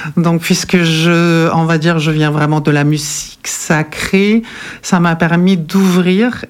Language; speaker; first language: French; non-native, fluent; German